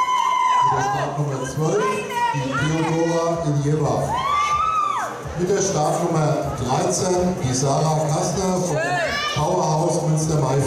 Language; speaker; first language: German; native; German